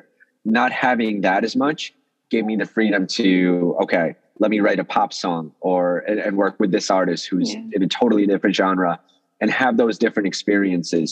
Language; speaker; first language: English; early bilingual, other home language; Russian